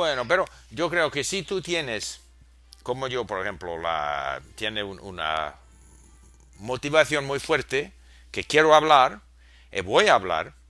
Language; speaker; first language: Spanish; non-native, fluent; English